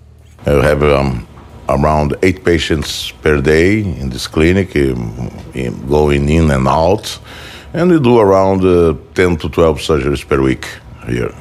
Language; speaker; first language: English; non-native, fluent; Portuguese